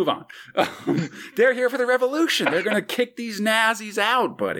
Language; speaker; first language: English; native; English